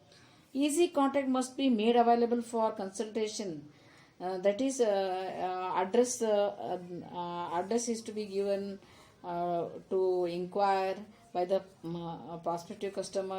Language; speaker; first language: English; non-native, local second language; Kannada